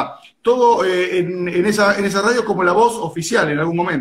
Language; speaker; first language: Spanish; native; Spanish